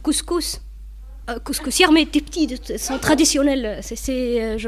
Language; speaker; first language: French; non-native, learner; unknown